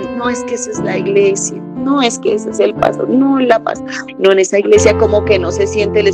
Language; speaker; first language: Spanish; native; Spanish